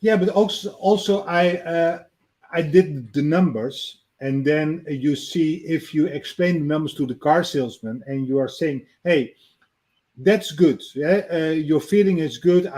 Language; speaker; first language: English; non-native, fluent; Dutch